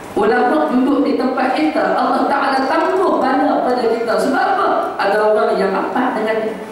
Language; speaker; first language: Malay; native; Malay